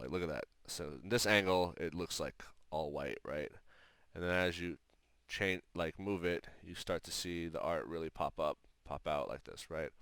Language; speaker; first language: English; native; English